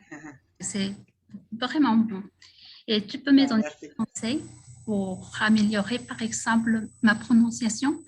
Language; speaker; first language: French; non-native, fluent; Spanish